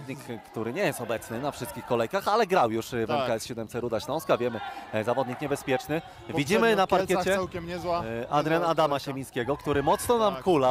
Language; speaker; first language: Polish; native; Polish